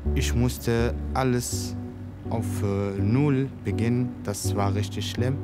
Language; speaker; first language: German; non-native, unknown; Arabic